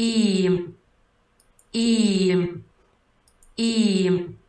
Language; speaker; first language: Turkish; non-native, learner; French